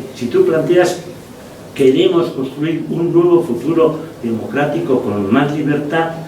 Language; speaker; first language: Spanish; non-native, local second language; Basque